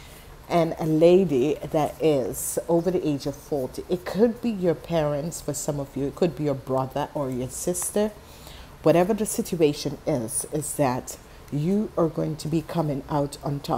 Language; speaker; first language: English; non-native, fluent; Dutch